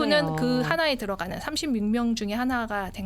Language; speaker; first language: Korean; native; Korean